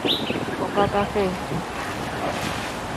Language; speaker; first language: Indonesian; non-native, local second language; Javanese